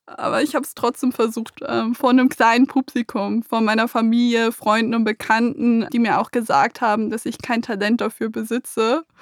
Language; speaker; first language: German; early bilingual, other home language; Persian